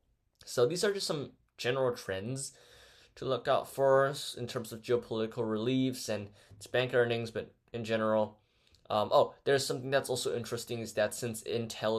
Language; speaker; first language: English; non-native, fluent; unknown